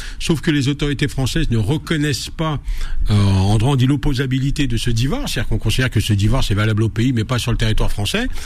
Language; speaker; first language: French; native; French